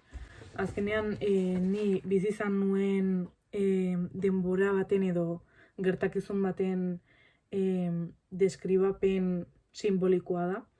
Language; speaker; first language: Basque; non-native, local second language; Spanish